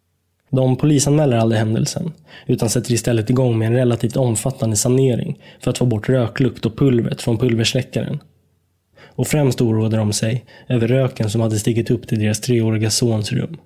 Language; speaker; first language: Swedish; native; Swedish